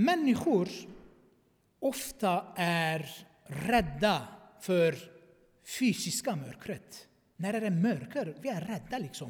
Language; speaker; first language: Swedish; non-native, fluent; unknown